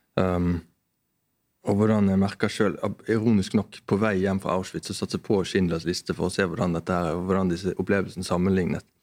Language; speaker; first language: Norwegian; native; Norwegian